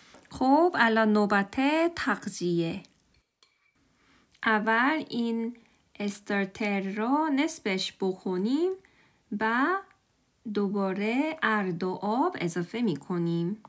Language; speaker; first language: Persian; non-native, learner; Korean